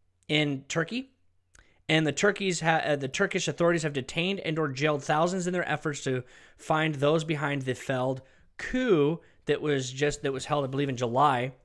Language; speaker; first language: English; native; English